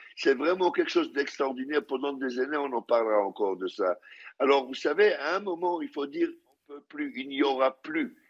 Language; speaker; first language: French; non-native, fluent; Hebrew